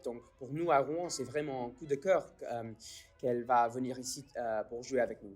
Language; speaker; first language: French; non-native, fluent; English